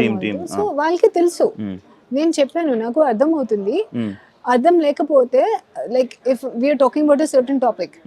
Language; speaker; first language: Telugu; non-native, learner; Hindi